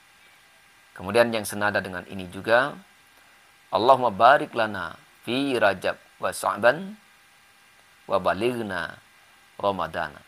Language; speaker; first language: Indonesian; native; Indonesian